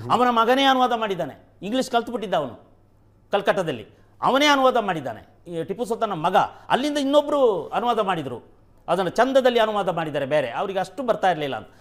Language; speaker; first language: Kannada; non-native, local second language; Kodava